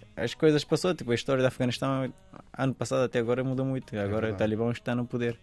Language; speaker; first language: Portuguese; non-native, fluent; Persian